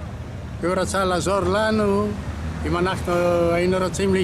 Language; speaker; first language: Hebrew; non-native, fluent; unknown